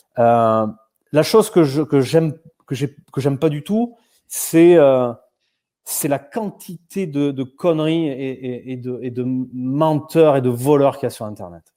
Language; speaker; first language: French; native; French